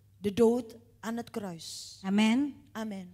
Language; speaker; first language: Dutch; non-native, fluent; Indonesian